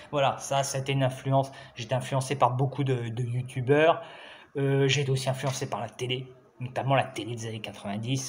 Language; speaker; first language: French; native; French